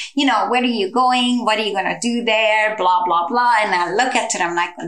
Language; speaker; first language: English; non-native, fluent; Hungarian